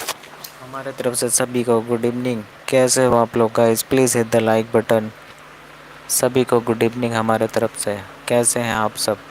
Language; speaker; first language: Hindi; non-native, local second language; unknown